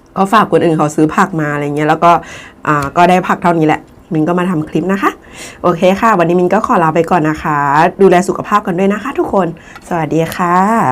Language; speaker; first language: Thai; native; Thai